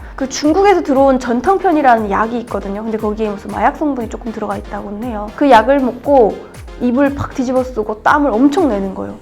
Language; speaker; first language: Korean; native; Korean